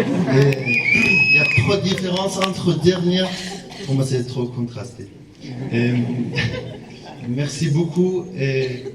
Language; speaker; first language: French; non-native, fluent; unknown